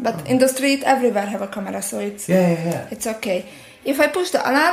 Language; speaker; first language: English; non-native, learner; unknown